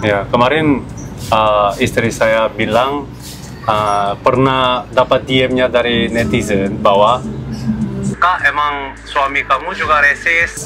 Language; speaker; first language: Indonesian; non-native, fluent; Korean